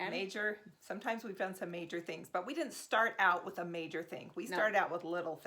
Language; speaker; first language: English; native; English